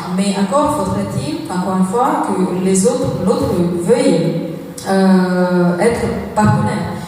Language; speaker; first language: French; non-native, fluent; Ukrainian